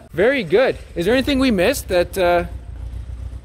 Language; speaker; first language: English; native; English